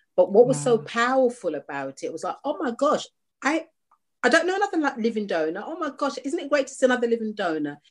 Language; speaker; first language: English; native; English